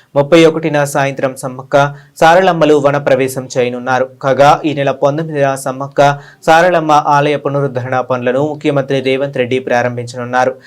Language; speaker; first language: Telugu; native; Telugu